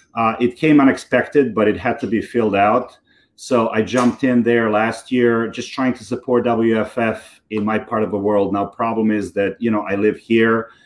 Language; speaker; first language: English; non-native, fluent; Serbian